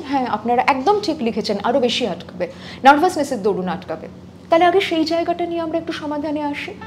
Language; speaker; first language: Bangla; native; Bangla